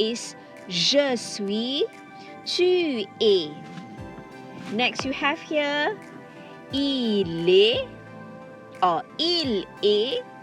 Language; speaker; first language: French; non-native, learner; Malay